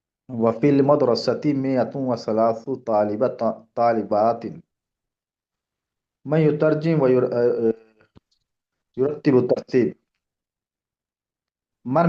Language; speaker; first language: Arabic; non-native, learner; Urdu